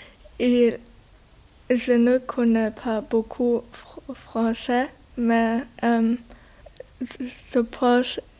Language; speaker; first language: French; non-native, learner; German